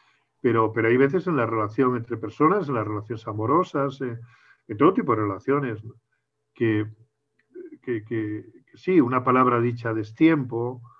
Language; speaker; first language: Spanish; native; Spanish